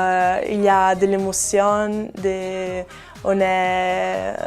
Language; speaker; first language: French; non-native, local second language; Italian